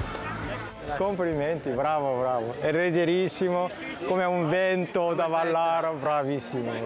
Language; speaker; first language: Italian; non-native, learner; Korean